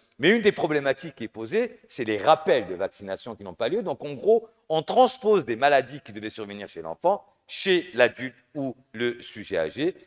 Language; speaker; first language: French; non-native, local second language; Arabic